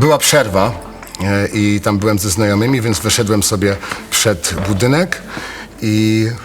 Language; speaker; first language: Polish; native; Polish